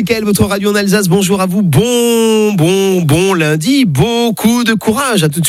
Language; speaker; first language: French; native; French